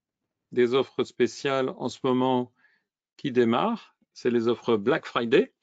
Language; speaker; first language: French; native; French